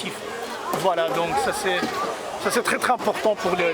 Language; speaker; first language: French; non-native, fluent; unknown